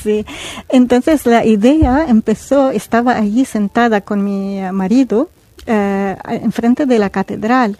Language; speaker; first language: Spanish; non-native, fluent; Arabic